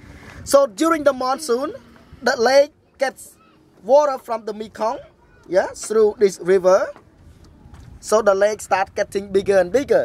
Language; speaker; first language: English; non-native, fluent; Khmer